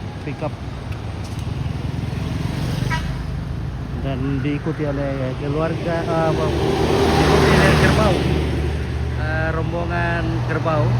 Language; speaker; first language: Indonesian; non-native, local second language; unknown